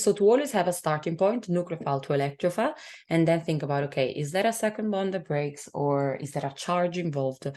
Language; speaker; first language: English; non-native, fluent; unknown